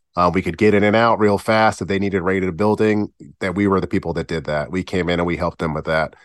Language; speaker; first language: English; native; English